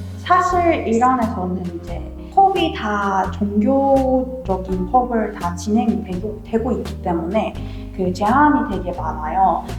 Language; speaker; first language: Korean; non-native, fluent; Persian